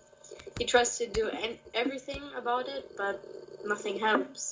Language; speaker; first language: English; non-native, learner; Kurdish